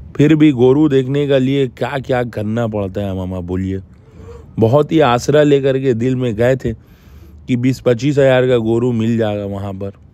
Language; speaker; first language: Hindi; native; Hindi